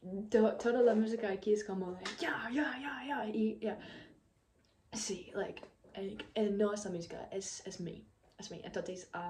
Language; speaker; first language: Spanish; non-native, learner; English